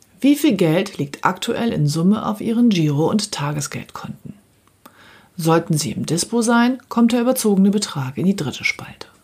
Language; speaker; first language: German; native; German